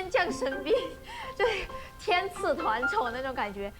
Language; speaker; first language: Chinese; native; Chinese